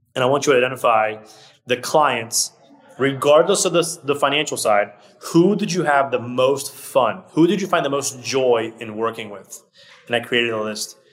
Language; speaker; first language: English; early bilingual, other home language; Portuguese